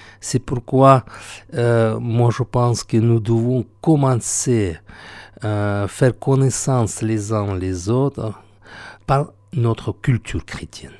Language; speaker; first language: French; non-native, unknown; Russian